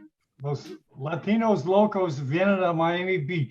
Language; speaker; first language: Spanish; non-native, learner; English